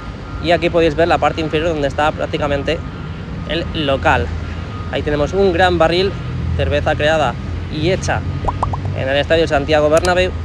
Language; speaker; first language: Spanish; native; Spanish